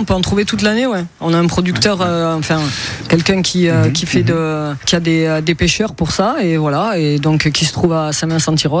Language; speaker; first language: French; native; French